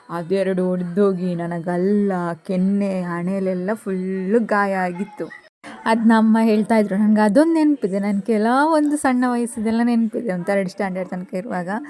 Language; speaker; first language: Kannada; native; Kannada